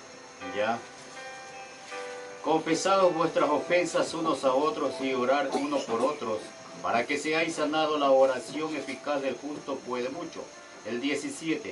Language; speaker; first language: Spanish; native; Spanish